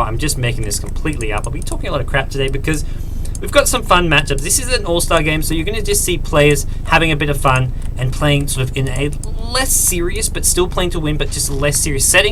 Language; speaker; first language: English; native; English